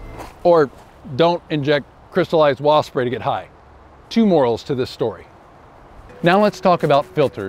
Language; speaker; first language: English; native; English